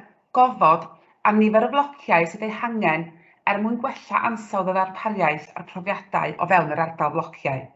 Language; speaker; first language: Welsh; native; Welsh